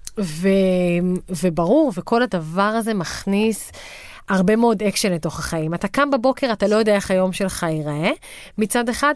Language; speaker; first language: Hebrew; native; Hebrew